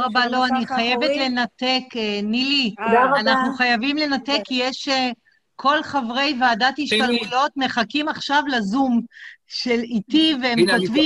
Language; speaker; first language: Hebrew; native; Hebrew